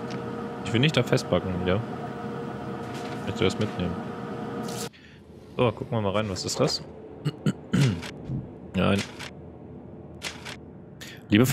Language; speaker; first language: German; native; German